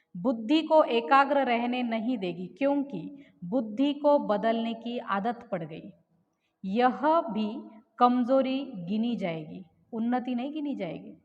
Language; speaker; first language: Hindi; non-native, local second language; Marathi